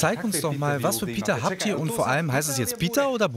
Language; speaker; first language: German; early bilingual, other home language; Croatian